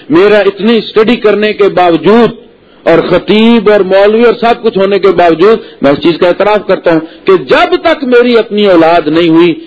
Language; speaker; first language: Urdu; non-native, local second language; Punjabi